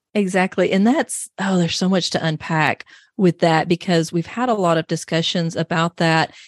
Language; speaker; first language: English; native; English